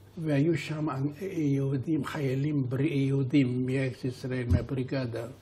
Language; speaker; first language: Hebrew; non-native, fluent; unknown